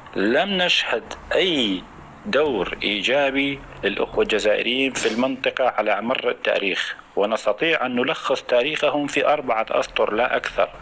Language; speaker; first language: Arabic; native; Arabic